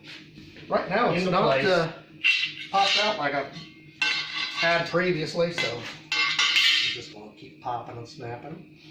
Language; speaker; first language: English; native; English